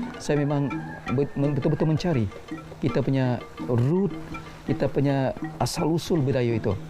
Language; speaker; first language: Malay; non-native, local second language; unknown